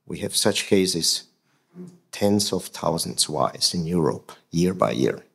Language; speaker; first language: English; non-native, fluent; Hungarian